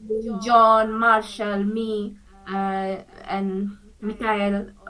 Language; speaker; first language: English; non-native, fluent; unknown